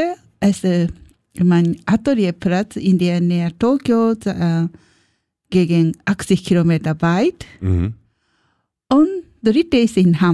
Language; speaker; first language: German; non-native, learner; Japanese